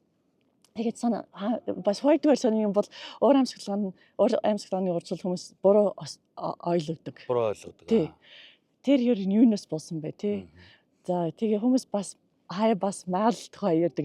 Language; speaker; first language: Mongolian; non-native, learner; English